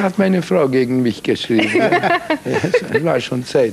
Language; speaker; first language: German; non-native, fluent; Hungarian